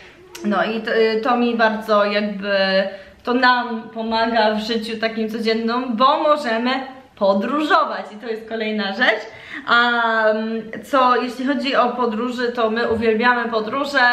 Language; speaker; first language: Polish; early bilingual, heritage; Polish